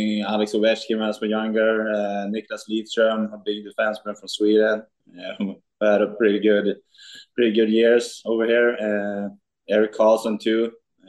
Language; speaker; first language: English; non-native, fluent; Swedish